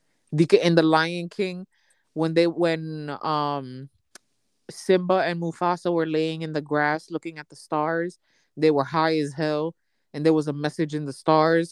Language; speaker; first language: English; early bilingual, other home language; Spanish